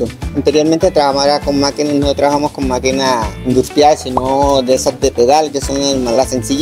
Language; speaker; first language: Spanish; native; Spanish